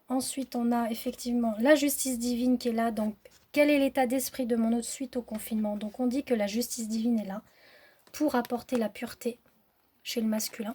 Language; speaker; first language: French; native; French